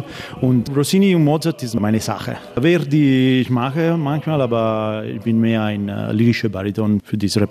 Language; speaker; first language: German; non-native, learner; Italian